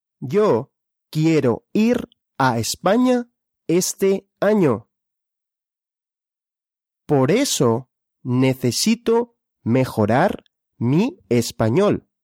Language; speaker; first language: Spanish; non-native, fluent; Russian